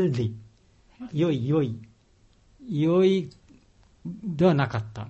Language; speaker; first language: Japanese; non-native, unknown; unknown